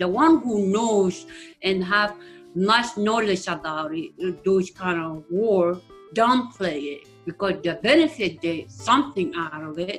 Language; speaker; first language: English; non-native, local second language; Acoli